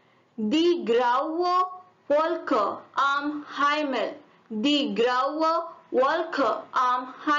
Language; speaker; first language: German; non-native, fluent; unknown